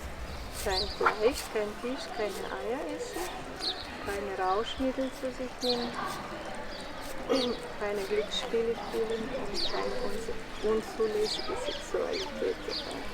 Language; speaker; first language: German; non-native, fluent; English